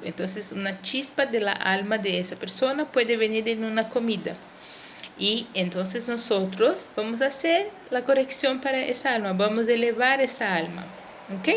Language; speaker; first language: Spanish; non-native, fluent; Portuguese